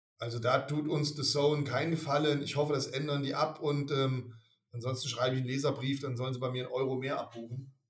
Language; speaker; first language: German; native; German